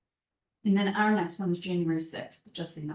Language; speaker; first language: English; native; English